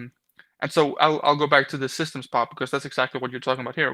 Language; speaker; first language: English; non-native, fluent; Danish